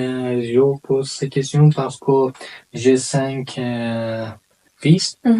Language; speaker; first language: French; non-native, learner; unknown